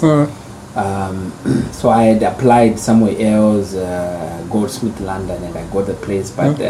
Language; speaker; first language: English; non-native, local second language; Shona